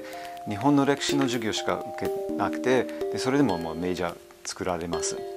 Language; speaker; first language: Japanese; non-native, fluent; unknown